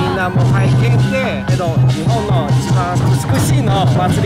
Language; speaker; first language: Japanese; non-native, learner; Chinese